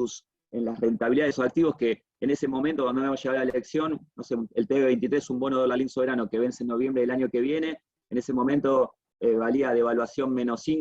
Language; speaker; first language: Spanish; native; Spanish